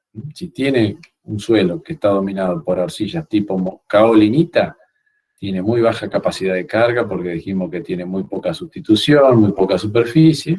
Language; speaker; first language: Spanish; native; Spanish